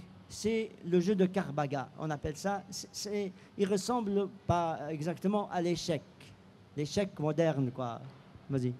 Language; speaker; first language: French; non-native, local second language; Arabic